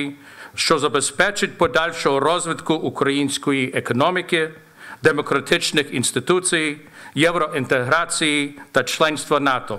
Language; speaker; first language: Ukrainian; early bilingual, heritage; Ukrainian